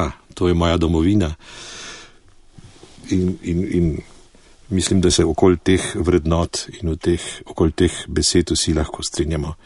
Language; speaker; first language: Slovenian; early bilingual, heritage; Slovenian